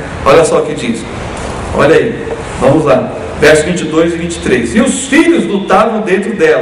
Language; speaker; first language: Portuguese; native; Portuguese